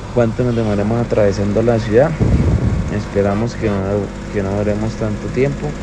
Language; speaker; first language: Spanish; native; Spanish